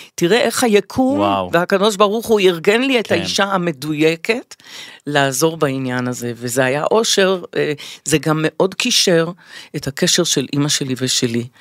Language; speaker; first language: Hebrew; native; Hebrew